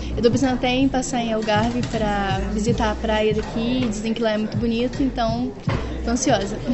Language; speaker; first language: Portuguese; native; Portuguese